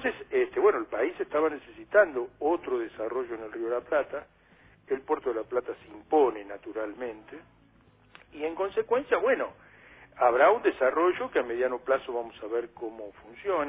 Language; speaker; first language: Spanish; native; Spanish